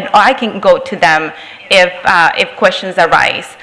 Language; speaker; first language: English; non-native, fluent; Spanish